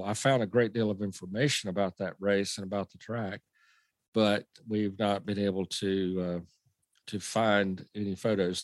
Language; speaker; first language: English; native; English